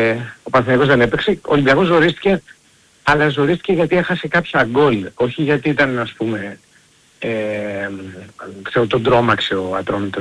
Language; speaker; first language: Greek; native; Greek